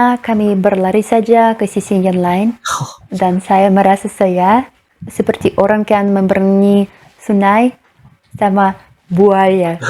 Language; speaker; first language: Indonesian; non-native, fluent; Russian